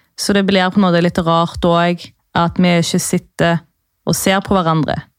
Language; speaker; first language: Norwegian; early bilingual, other home language; Arabic